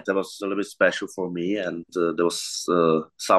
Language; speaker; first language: English; non-native, learner; Czech